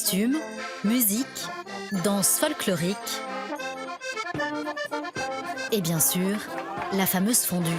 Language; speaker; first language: French; native; French